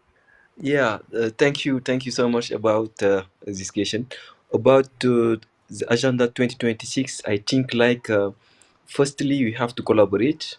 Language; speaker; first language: English; non-native, local second language; Wolof